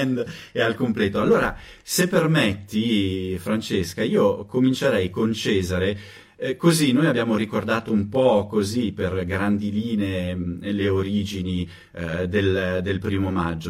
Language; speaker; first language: Italian; native; Italian